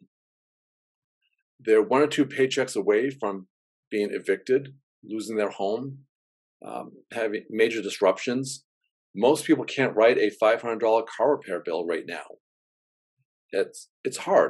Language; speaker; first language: English; native; English